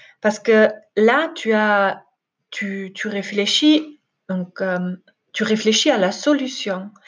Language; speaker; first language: French; non-native, fluent; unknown